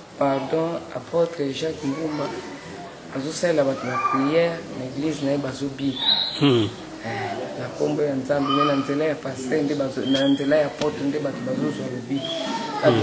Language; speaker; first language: Lingala; non-native, local second language; Kongo